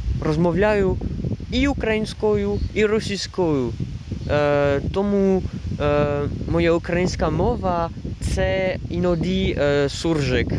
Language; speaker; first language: Ukrainian; non-native, learner; French